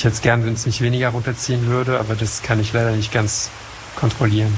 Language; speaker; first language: German; non-native, fluent; French